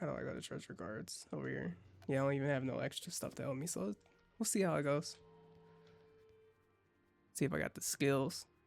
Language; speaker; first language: English; native; English